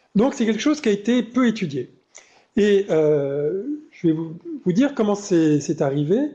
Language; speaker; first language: French; native; French